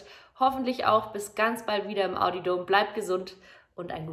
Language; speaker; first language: German; native; German